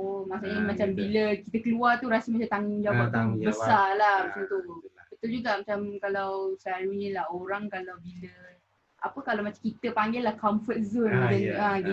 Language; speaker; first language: Malay; native; Malay